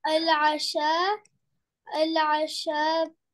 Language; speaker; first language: Arabic; non-native, learner; Urdu